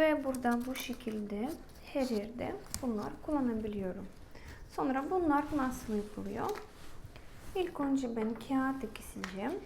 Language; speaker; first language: Turkish; non-native, learner; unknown